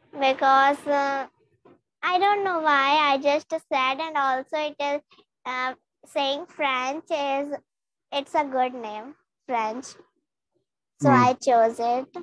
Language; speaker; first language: English; non-native, learner; Hindi